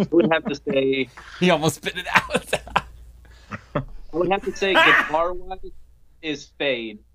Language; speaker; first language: English; native; English